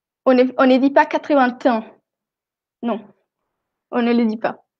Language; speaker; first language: French; non-native, fluent; Spanish